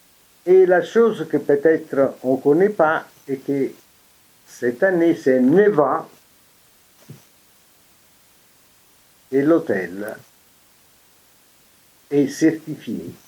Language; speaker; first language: French; non-native, fluent; Italian